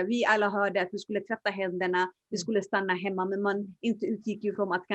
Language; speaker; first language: Swedish; early bilingual, other home language; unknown